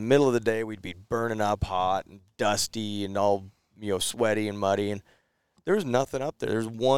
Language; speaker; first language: English; native; English